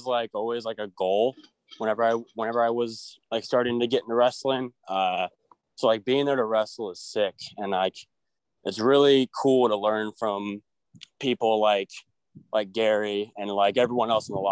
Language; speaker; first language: English; native; English